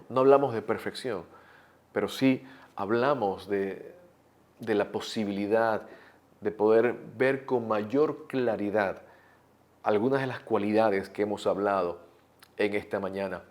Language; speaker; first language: Spanish; native; Spanish